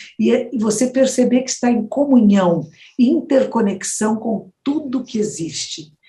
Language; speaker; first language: Portuguese; native; Portuguese